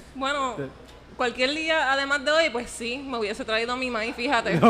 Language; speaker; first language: Spanish; native; Spanish